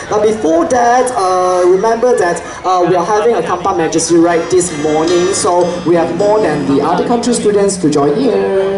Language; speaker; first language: English; non-native, local second language; Chinese